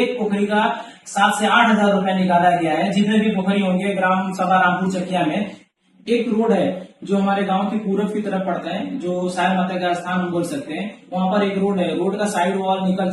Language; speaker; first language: Hindi; native; Hindi